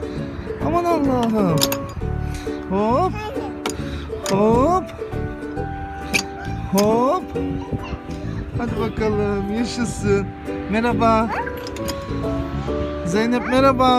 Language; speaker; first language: Turkish; native; Turkish